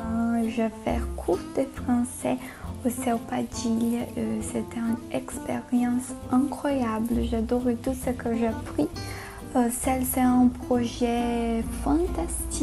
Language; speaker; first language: French; non-native, fluent; Portuguese